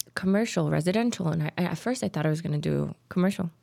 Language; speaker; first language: English; early bilingual, other home language; Tajik